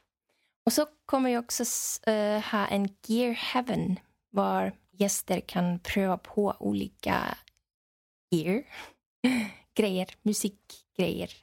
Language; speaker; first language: Swedish; non-native, fluent; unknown